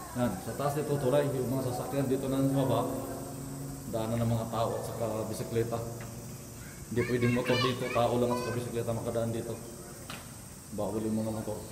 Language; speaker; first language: Filipino; non-native, local second language; Cebuano